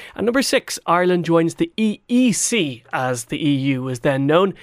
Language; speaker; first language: English; native; English